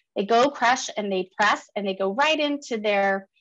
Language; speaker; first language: English; native; English